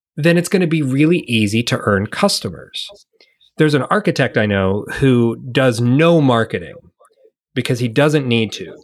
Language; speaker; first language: English; native; English